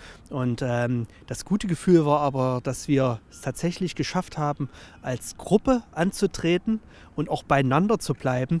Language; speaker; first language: German; native; German